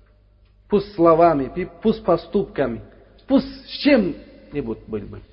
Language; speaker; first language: Russian; non-native, learner; Uzbek